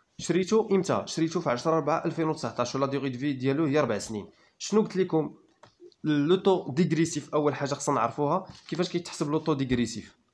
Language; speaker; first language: Arabic; native; Arabic